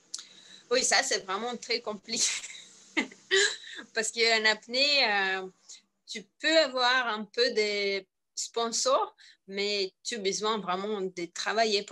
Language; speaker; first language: French; non-native, learner; Russian